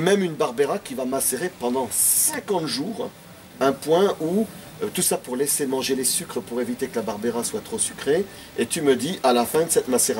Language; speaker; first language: French; native; French